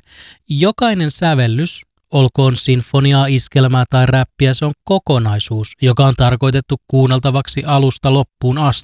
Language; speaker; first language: Finnish; native; Finnish